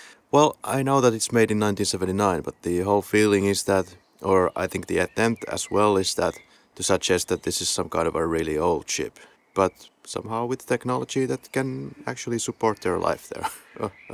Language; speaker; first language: English; non-native, fluent; Finnish